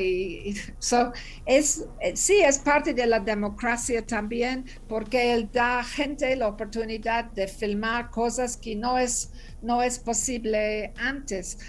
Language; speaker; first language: Spanish; non-native, learner; English